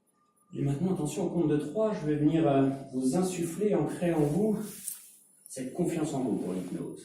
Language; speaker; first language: French; native; French